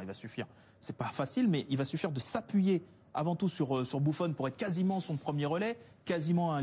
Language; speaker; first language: French; native; French